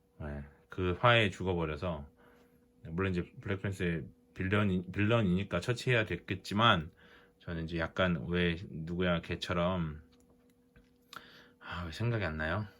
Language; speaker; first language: Korean; native; Korean